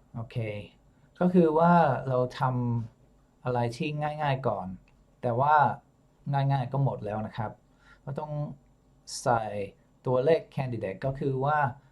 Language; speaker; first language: Thai; non-native, fluent; English